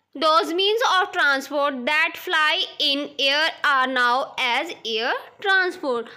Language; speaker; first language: English; non-native, local second language; Punjabi